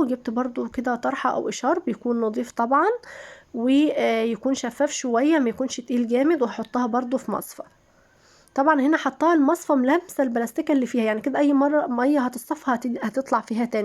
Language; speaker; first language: Arabic; native; Arabic